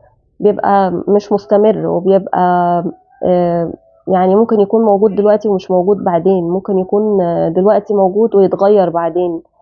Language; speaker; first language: Arabic; native; Arabic